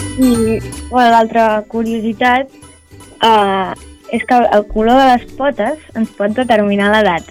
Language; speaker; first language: Catalan; native; Catalan